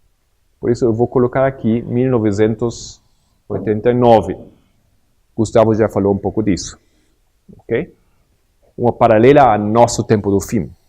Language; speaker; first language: Portuguese; non-native, fluent; Spanish